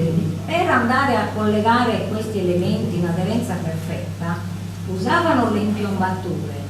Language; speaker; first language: Italian; native; Italian